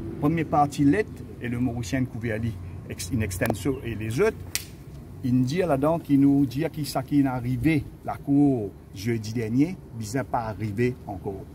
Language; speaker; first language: French; non-native, local second language; Morisyen